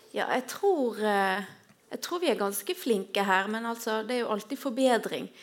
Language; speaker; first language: Norwegian; native; Norwegian